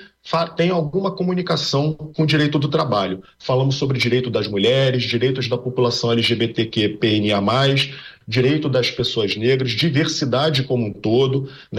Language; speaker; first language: Portuguese; native; Portuguese